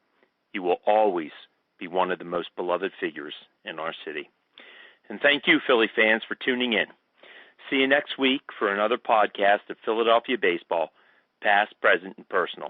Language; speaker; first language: English; native; English